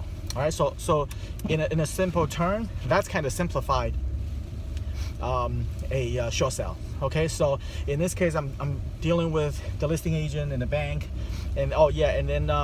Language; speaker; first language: English; non-native, fluent; Chinese